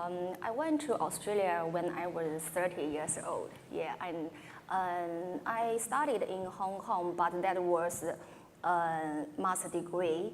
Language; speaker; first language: English; non-native, fluent; Chinese